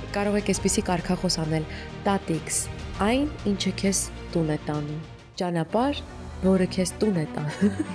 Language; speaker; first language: Armenian; native; Armenian